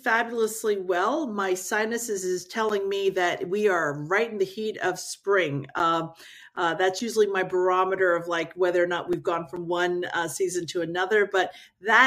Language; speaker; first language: English; native; English